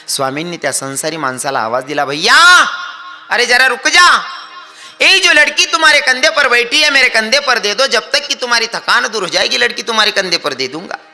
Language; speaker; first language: Hindi; non-native, local second language; Marathi